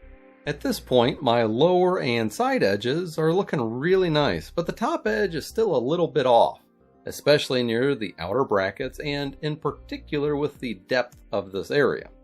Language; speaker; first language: English; native; English